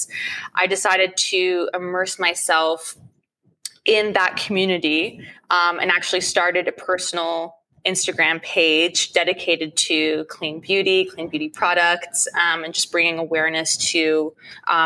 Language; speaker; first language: English; native; English